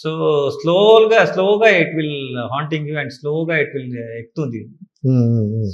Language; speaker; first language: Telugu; non-native, learner; Kannada